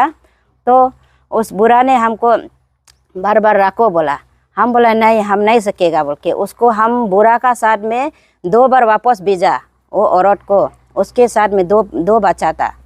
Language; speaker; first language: Hindi; non-native, local second language; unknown